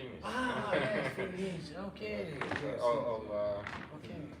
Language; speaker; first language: English; non-native, learner; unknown